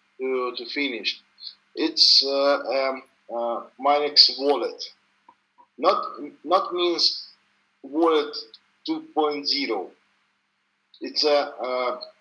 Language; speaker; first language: English; non-native, learner; Russian